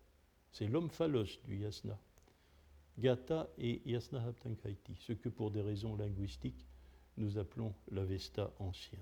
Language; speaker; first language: French; native; French